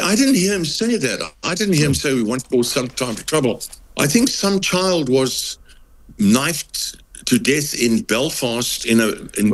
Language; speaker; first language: English; native; English